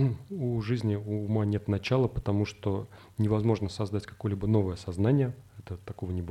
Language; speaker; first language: Russian; native; Russian